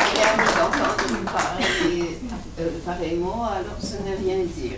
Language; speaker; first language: French; non-native, fluent; Georgian